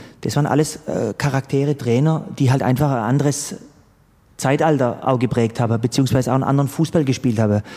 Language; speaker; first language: German; early bilingual, other home language; Croatian